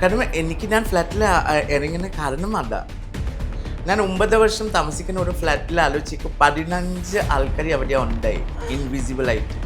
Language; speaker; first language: Malayalam; non-native, learner; Assamese